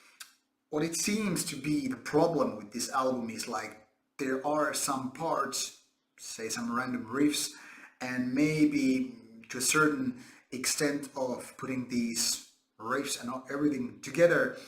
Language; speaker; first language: English; non-native, fluent; Finnish